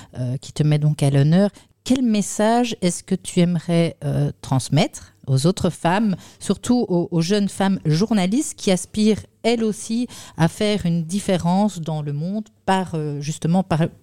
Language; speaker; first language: French; native; French